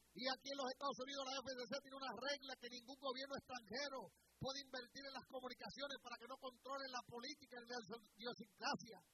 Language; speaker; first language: Spanish; native; Spanish